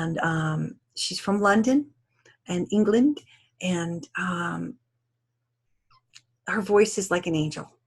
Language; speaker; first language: English; native; English